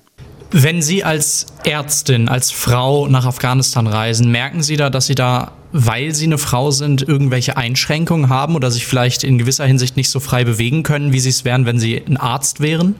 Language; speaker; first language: German; native; German